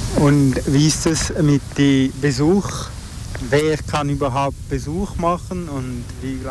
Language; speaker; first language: German; non-native, fluent; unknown